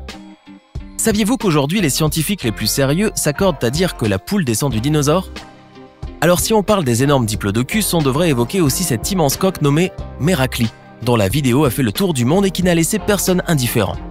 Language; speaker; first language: French; native; French